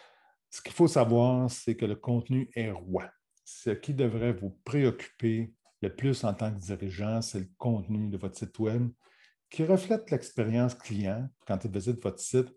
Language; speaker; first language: French; native; French